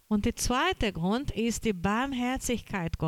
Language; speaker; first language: German; non-native, fluent; Portuguese